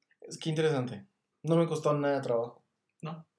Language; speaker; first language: Spanish; native; Spanish